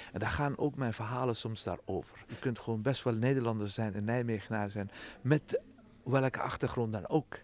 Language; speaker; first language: Dutch; non-native, fluent; Persian